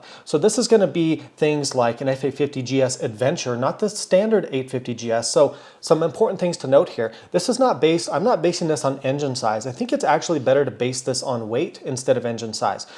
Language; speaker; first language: English; native; English